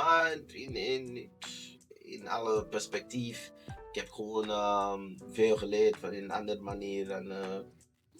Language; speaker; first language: Dutch; non-native, fluent; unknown